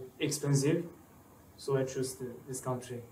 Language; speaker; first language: English; non-native, learner; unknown